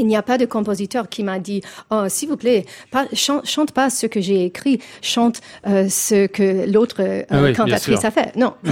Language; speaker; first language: French; non-native, fluent; English